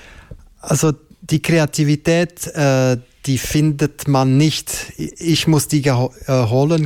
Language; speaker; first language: German; non-native, local second language; French